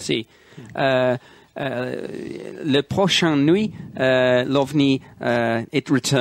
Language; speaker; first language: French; non-native, learner; English